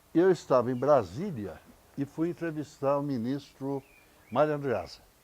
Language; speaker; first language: Portuguese; native; Portuguese